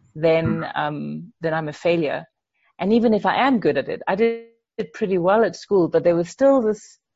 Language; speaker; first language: English; non-native, fluent; Danish